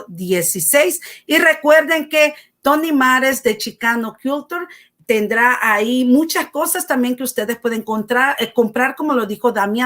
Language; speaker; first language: Spanish; native; Spanish